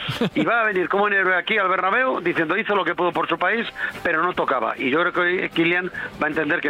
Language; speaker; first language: Spanish; native; Spanish